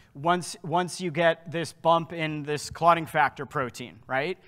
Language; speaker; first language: English; native; English